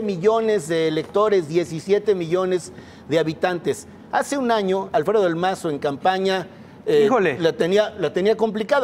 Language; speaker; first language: Spanish; native; Spanish